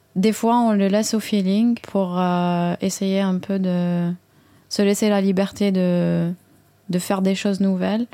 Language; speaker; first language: French; non-native, local second language; Arabic